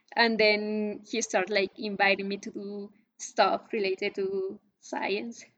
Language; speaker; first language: English; non-native, fluent; Spanish